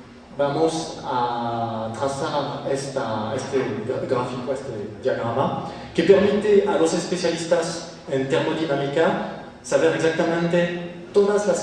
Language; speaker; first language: Spanish; non-native, fluent; French